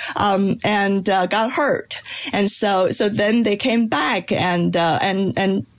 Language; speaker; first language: English; non-native, fluent; Chinese